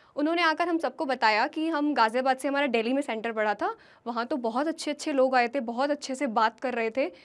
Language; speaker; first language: Hindi; native; Hindi